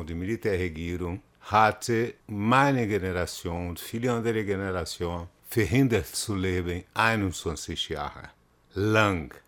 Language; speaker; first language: German; non-native, fluent; Portuguese